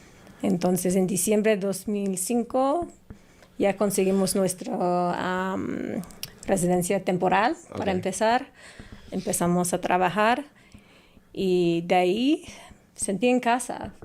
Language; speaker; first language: Spanish; non-native, fluent; English